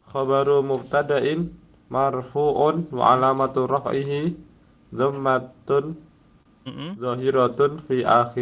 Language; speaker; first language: Arabic; non-native, learner; Indonesian